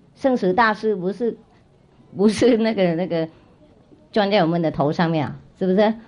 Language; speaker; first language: Chinese; non-native, fluent; Vietnamese